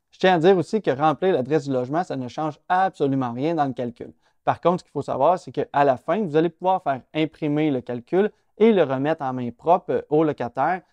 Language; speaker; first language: French; native; French